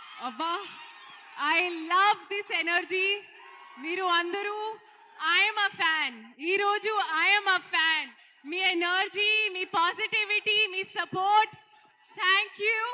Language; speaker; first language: Telugu; non-native, learner; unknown